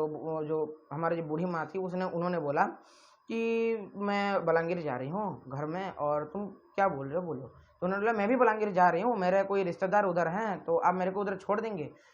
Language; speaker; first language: Hindi; non-native, local second language; Odia